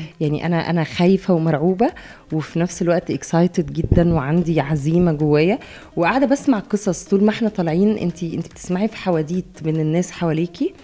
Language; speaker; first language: Arabic; native; Arabic